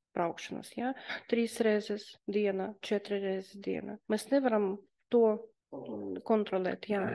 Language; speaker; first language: Latvian; non-native, local second language; Russian